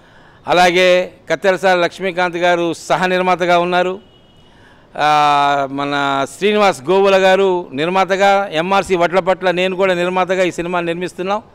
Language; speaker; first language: Telugu; native; Telugu